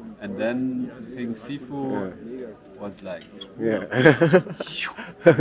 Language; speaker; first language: English; non-native, fluent; German